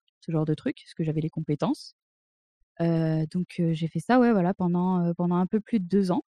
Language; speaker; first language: French; native; French